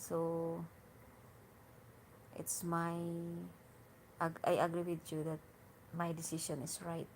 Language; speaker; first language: English; non-native, learner; Hiligaynon